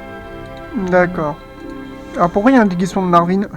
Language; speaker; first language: French; native; French